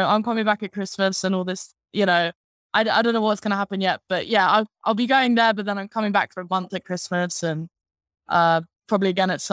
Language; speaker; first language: English; native; English